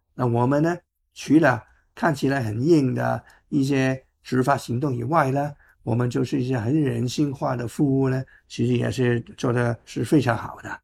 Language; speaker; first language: Chinese; non-native, fluent; Cantonese